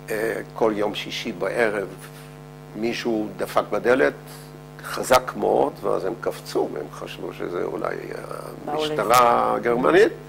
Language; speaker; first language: Hebrew; non-native, fluent; Dutch